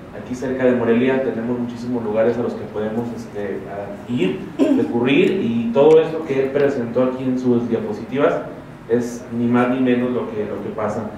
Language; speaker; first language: Spanish; native; Spanish